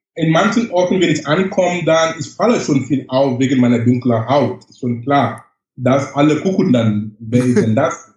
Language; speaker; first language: German; non-native, fluent; English